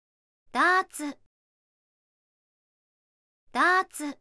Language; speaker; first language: Japanese; native; Japanese